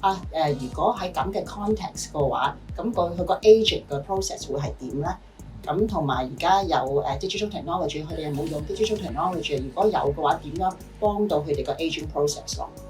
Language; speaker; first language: Cantonese; native; Cantonese